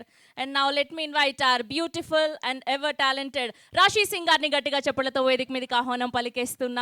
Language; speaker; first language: Telugu; native; Telugu